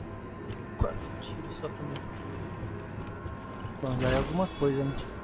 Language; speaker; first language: Portuguese; native; Portuguese